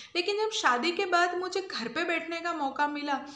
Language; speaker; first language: Hindi; non-native, local second language; Gujarati